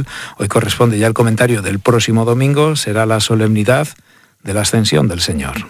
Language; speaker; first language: Spanish; native; Spanish